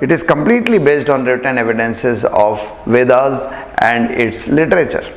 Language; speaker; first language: English; non-native, local second language; Hindi